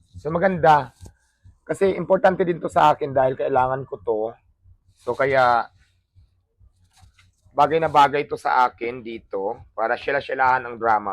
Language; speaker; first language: Filipino; non-native, local second language; Hiligaynon